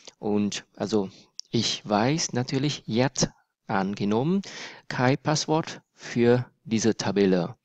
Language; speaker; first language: German; non-native, fluent; Vietnamese